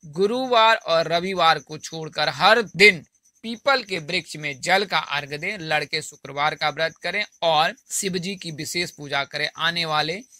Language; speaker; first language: Hindi; native; Hindi